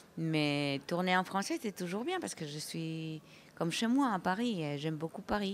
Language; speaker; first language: French; non-native, fluent; Spanish